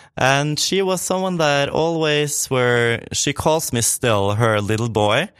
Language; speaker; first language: English; non-native, fluent; Norwegian